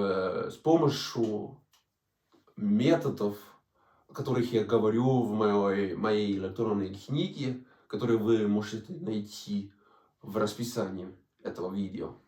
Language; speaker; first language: Russian; non-native, fluent; Danish